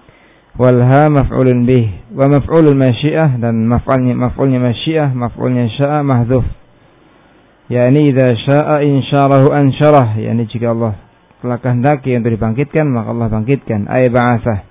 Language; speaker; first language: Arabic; non-native, fluent; Indonesian